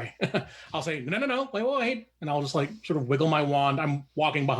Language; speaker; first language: English; native; English